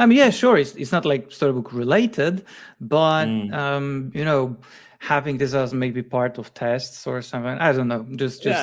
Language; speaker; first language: English; non-native, fluent; Polish